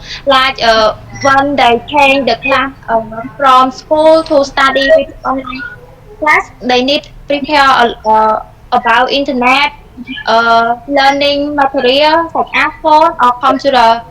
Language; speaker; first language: English; non-native, learner; Khmer